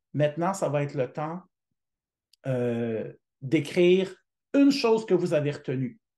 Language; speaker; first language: French; native; French